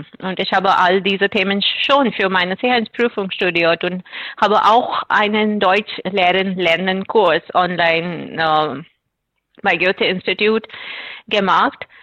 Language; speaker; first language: German; non-native, fluent; Marathi